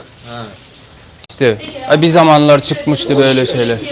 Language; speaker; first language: Turkish; early bilingual, heritage; Turkmen